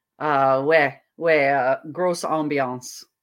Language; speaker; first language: French; non-native, learner; English